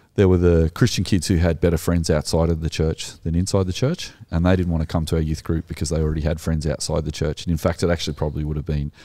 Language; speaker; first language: English; native; English